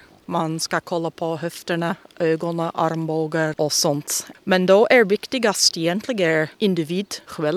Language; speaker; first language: Swedish; non-native, fluent; English